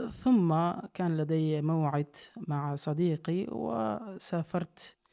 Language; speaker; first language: Arabic; non-native, fluent; Uzbek